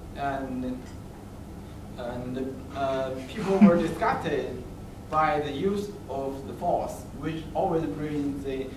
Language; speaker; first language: English; non-native, learner; Chinese